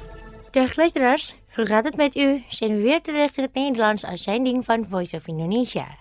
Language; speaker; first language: Dutch; non-native, fluent; Indonesian